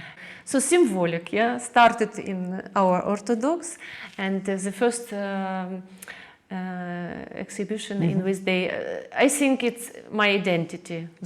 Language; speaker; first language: English; non-native, learner; Russian